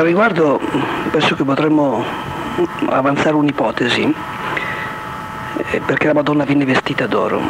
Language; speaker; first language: Italian; native; Italian